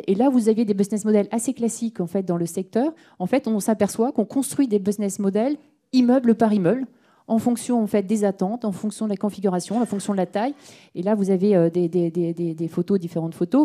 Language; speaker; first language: French; native; French